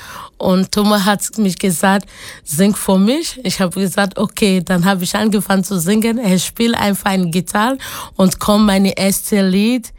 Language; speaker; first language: German; non-native, fluent; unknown